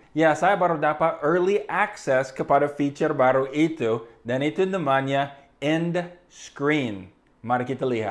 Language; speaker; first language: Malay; non-native, fluent; English